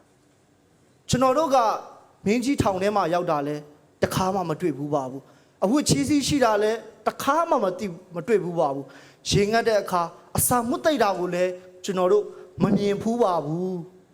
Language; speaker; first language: Burmese; non-native, local second language; Tedim Chin